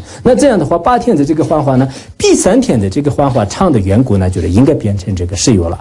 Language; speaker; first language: Chinese; non-native, local second language; Tibetan